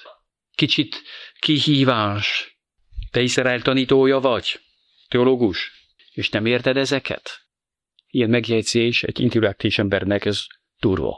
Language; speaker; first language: Hungarian; non-native, fluent; French